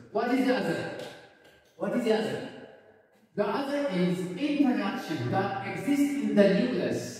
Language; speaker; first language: English; non-native, local second language; Amharic